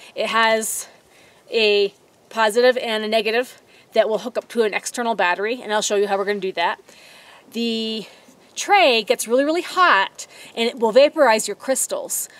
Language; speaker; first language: English; native; English